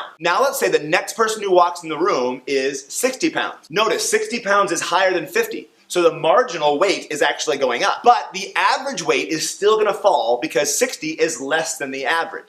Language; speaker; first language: English; native; English